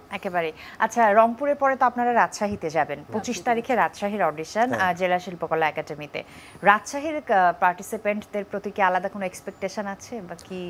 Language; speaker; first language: Bangla; native; Bangla